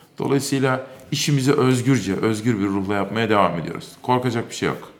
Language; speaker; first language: Turkish; native; Turkish